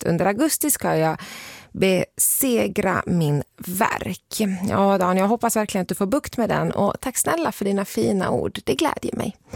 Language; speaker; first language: Swedish; native; Swedish